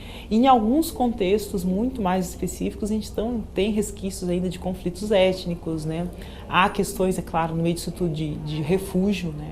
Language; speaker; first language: Portuguese; native; Portuguese